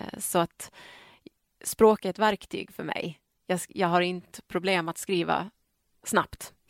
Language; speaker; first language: Swedish; native; Swedish